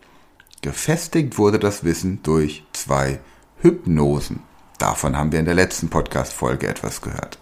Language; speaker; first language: German; native; German